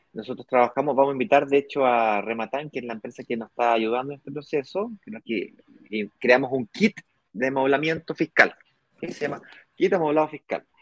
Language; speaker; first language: Spanish; native; Spanish